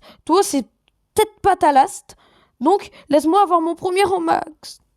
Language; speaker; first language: French; native; French